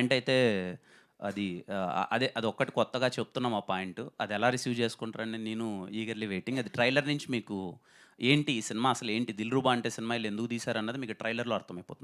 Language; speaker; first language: Telugu; native; Telugu